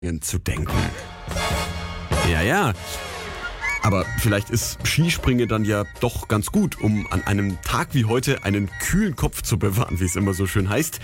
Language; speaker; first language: German; native; German